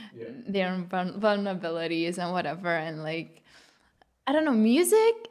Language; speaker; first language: English; non-native, fluent; Lithuanian